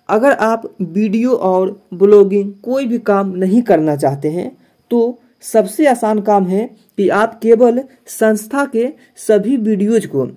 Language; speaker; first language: Hindi; native; Hindi